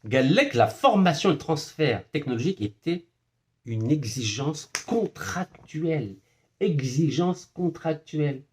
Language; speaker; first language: French; non-native, local second language; Arabic